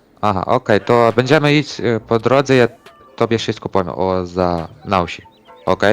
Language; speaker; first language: Polish; non-native, learner; Ukrainian